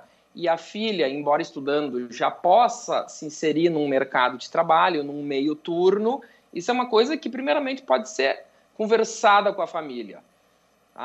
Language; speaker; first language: Portuguese; native; Portuguese